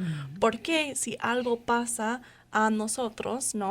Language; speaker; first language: Spanish; non-native, fluent; English